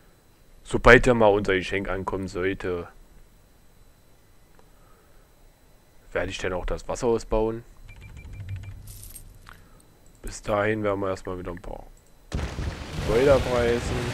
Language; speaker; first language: German; native; German